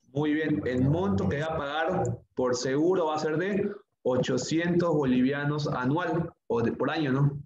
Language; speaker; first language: Spanish; native; Spanish